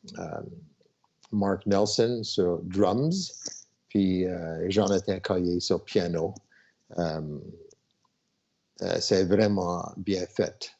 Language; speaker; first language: French; non-native, local second language; English